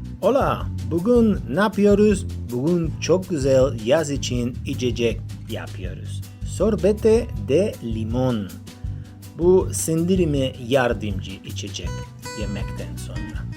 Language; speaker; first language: Turkish; non-native, learner; Spanish